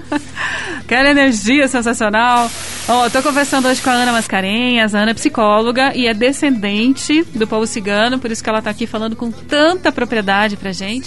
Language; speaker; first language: Portuguese; native; Portuguese